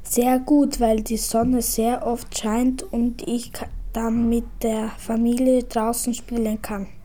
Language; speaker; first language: German; early bilingual, other home language; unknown